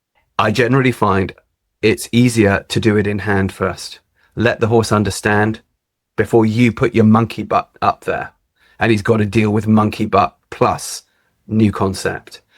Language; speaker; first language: English; native; English